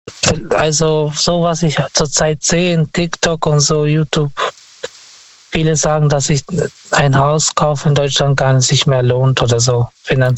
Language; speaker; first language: German; non-native, fluent; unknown